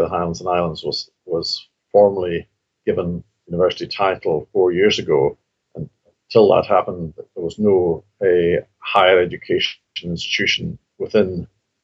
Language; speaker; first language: English; non-native, local second language; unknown